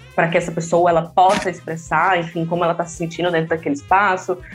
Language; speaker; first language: Portuguese; native; Portuguese